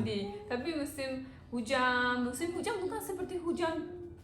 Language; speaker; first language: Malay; non-native, learner; Turkish